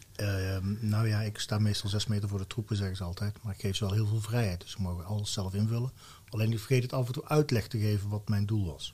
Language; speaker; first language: Dutch; native; Dutch